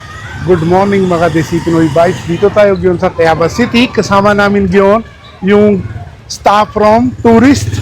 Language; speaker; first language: Filipino; non-native, learner; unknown